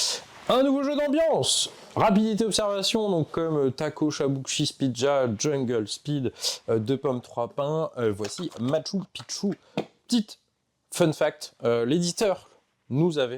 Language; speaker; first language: French; native; French